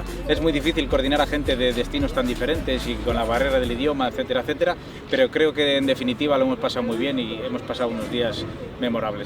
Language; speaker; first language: Spanish; native; Spanish